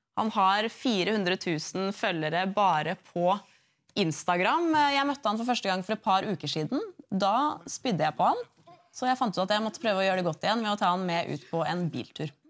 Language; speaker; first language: Norwegian; native; Norwegian